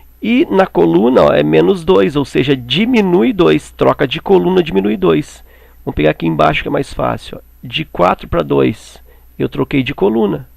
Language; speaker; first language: Portuguese; native; Portuguese